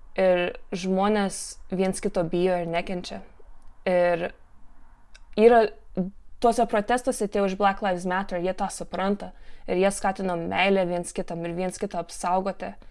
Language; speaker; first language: Lithuanian; native; Lithuanian